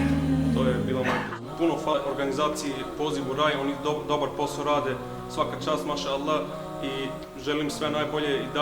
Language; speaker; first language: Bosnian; early bilingual, heritage; Bosnian